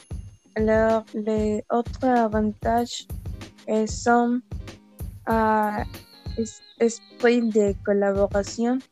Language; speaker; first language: French; non-native, learner; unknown